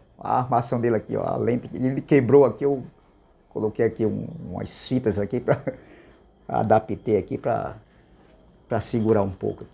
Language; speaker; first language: Portuguese; native; Portuguese